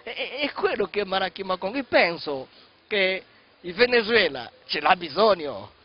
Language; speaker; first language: Italian; non-native, fluent; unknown